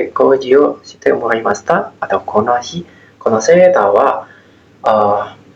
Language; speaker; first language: Japanese; non-native, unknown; Indonesian